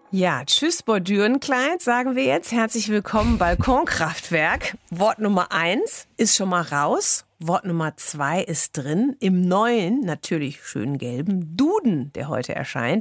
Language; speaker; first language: German; native; German